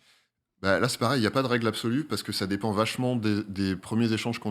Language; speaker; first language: French; native; French